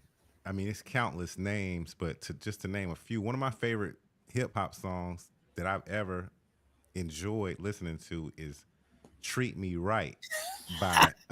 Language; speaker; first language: English; native; English